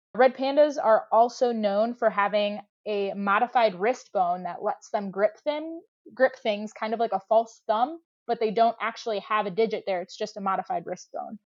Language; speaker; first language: English; native; English